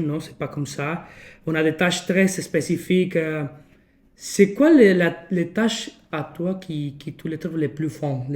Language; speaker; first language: French; non-native, fluent; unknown